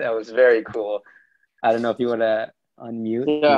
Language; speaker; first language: English; native; English